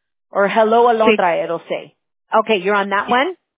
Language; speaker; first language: English; early bilingual, other home language; Spanish